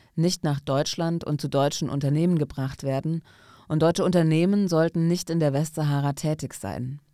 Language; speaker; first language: German; non-native, fluent; Arabic